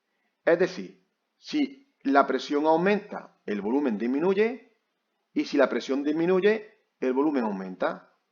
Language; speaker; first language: Spanish; native; Spanish